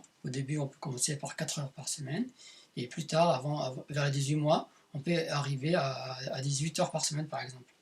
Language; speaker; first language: French; native; French